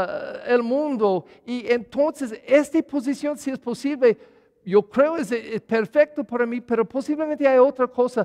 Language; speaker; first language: Spanish; non-native, learner; English